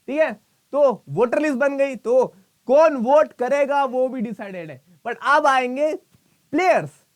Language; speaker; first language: Hindi; non-native, local second language; Marathi